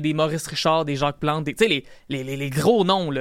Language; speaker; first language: French; native; French